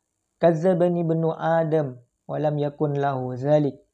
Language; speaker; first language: Arabic; non-native, fluent; Indonesian